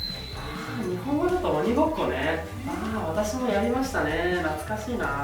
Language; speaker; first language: Japanese; native; Japanese